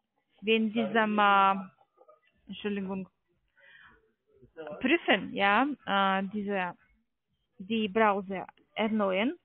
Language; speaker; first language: German; non-native, learner; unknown